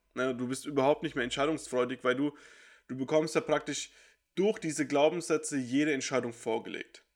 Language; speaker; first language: German; native; German